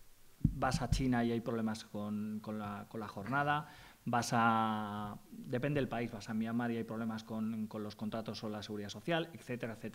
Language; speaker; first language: Spanish; native; Spanish